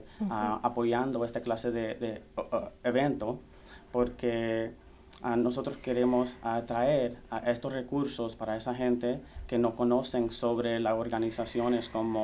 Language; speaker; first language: Spanish; early bilingual, heritage; Spanish